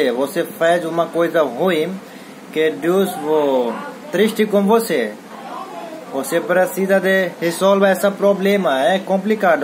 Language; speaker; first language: Portuguese; non-native, learner; Hindi